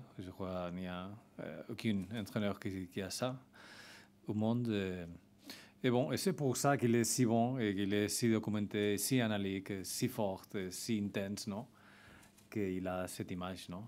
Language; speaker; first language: French; non-native, fluent; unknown